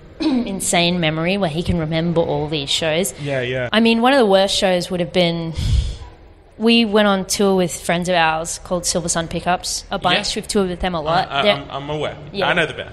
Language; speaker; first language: English; native; English